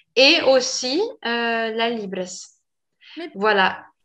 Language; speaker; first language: French; native; French